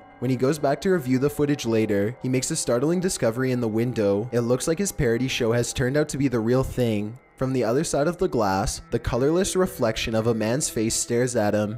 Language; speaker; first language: English; native; English